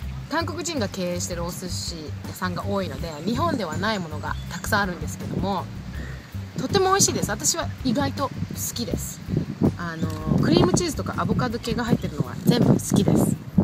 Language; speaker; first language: Japanese; native; Japanese